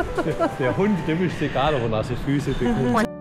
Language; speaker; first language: German; native; German